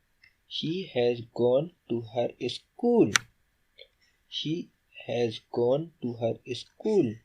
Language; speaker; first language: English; non-native, learner; Urdu